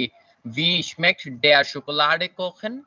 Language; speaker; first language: German; non-native, learner; Bangla